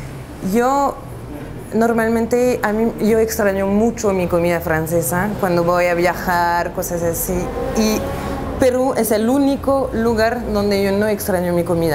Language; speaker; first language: Spanish; non-native, fluent; French